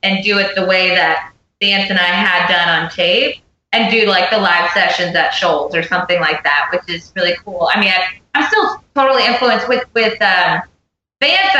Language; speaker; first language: English; native; English